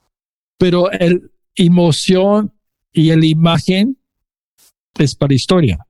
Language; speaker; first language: Spanish; non-native, fluent; English